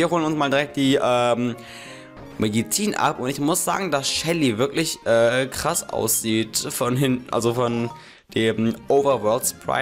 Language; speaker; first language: German; native; German